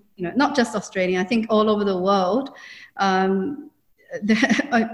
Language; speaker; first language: English; non-native, fluent; Chinese